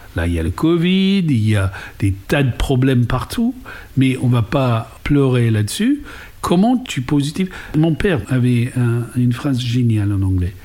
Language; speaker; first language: French; non-native, fluent; English